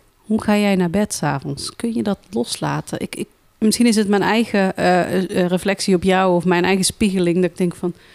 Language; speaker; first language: Dutch; early bilingual, other home language; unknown